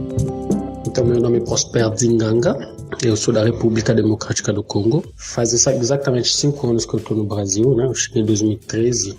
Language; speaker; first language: Portuguese; non-native, fluent; French